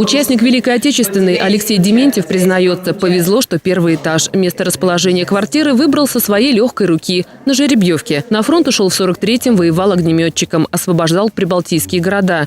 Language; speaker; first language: Russian; native; Russian